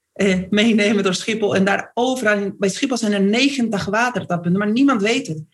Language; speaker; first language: Dutch; non-native, fluent; Spanish